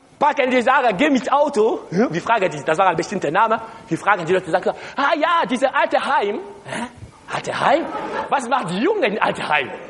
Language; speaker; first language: German; non-native, learner; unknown